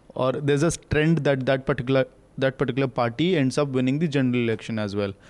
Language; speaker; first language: English; non-native, local second language; Hindi